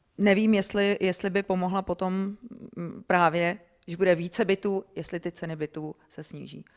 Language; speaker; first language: Czech; native; Czech